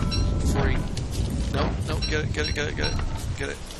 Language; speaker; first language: English; native; English